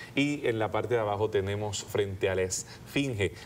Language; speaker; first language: Spanish; native; Spanish